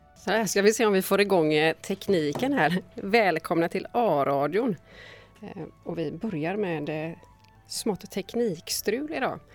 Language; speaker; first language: Swedish; native; Swedish